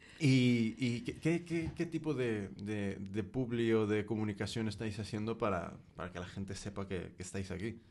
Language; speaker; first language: Spanish; early bilingual, heritage; Spanish